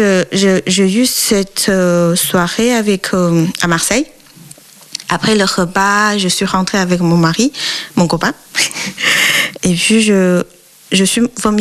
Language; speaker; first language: French; non-native, learner; Chinese